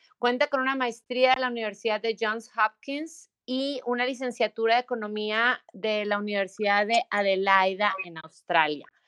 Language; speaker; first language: Spanish; native; Spanish